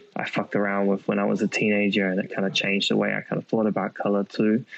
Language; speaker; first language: English; native; English